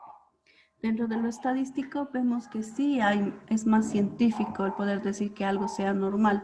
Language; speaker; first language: Spanish; native; Spanish